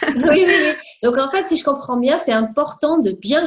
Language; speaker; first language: French; native; French